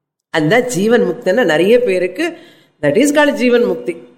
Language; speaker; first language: English; non-native, local second language; Tamil